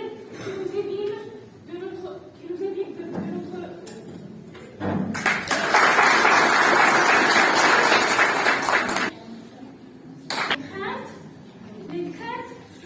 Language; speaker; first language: French; non-native, local second language; Arabic